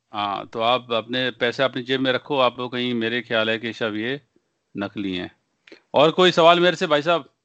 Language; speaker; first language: Hindi; non-native, local second language; Punjabi